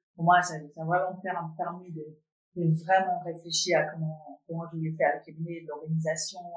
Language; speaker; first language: French; non-native, fluent; Danish